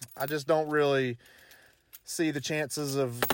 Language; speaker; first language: English; native; English